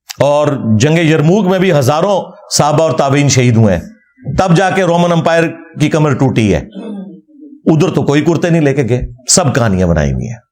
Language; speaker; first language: Urdu; non-native, local second language; Punjabi